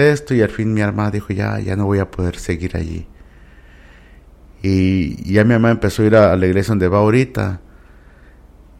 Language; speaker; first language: Spanish; early bilingual, heritage; Spanish